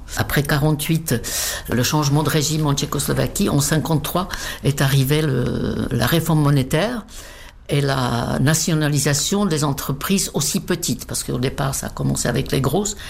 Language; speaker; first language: French; non-native, fluent; Czech